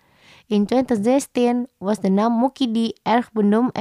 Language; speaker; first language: Dutch; non-native, fluent; Indonesian